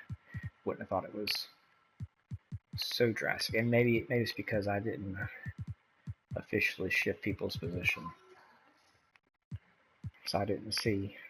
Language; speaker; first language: English; native; English